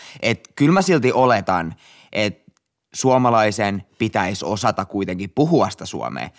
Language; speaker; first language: Finnish; native; Finnish